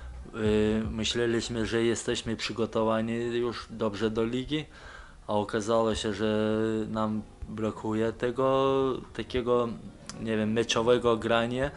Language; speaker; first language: Polish; non-native, fluent; Lithuanian